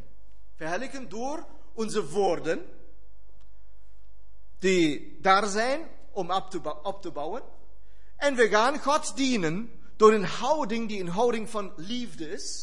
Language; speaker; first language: Dutch; non-native, fluent; German